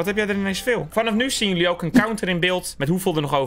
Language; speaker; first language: Dutch; native; Dutch